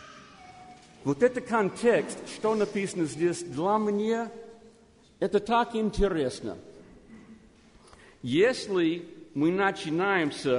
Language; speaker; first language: Russian; non-native, learner; English